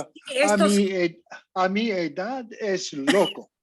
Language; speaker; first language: Spanish; non-native, learner; English